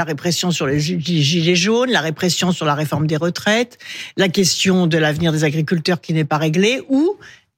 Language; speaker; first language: French; native; French